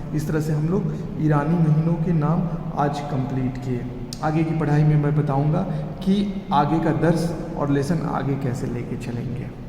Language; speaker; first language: Hindi; native; Hindi